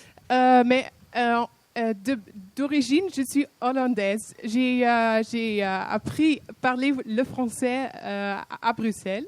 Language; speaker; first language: French; non-native, fluent; Dutch